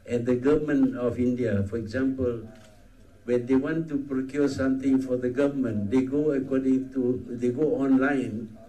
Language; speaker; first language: English; non-native, local second language; Malay